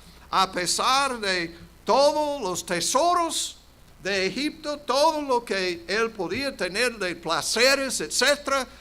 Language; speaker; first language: Spanish; non-native, fluent; English